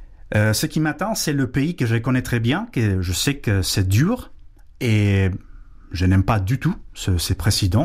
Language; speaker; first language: French; non-native, fluent; Spanish